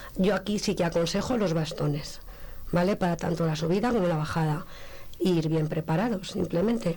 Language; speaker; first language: Spanish; native; Spanish